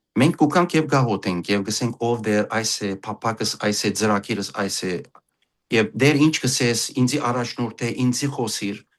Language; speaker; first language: Armenian; early bilingual, heritage; Armenian